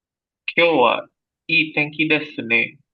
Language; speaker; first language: Japanese; non-native, learner; Indonesian